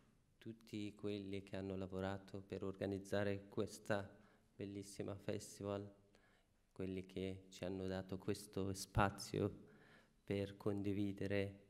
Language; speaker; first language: Italian; non-native, fluent; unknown